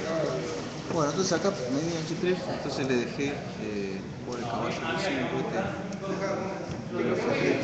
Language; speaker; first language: Spanish; native; Spanish